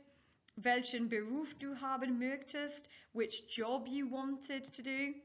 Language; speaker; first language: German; non-native, fluent; English